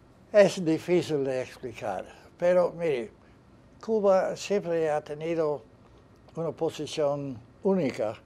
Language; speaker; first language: Spanish; non-native, fluent; English